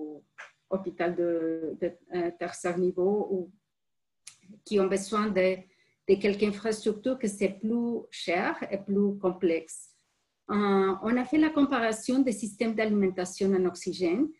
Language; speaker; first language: French; non-native, fluent; Spanish